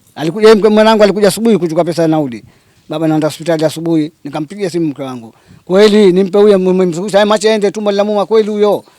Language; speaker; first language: Swahili; native; Swahili